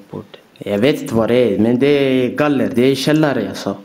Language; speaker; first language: Swedish; early bilingual, other home language; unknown